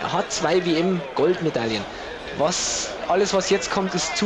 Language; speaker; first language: German; native; German